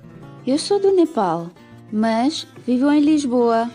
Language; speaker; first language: Portuguese; non-native, fluent; Nepali